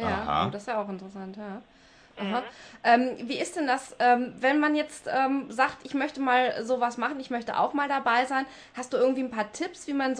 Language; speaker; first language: German; native; German